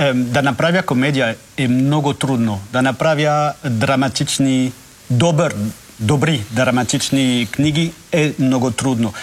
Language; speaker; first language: Bulgarian; non-native, learner; French